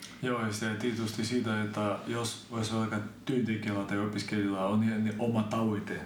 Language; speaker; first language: Finnish; non-native, fluent; Ukrainian